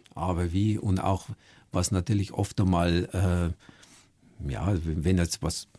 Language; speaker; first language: German; native; German